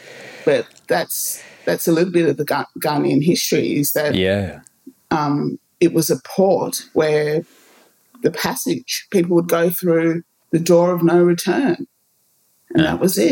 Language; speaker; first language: English; native; English